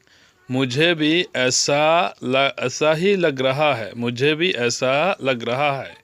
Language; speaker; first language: Hindi; non-native, learner; Bangla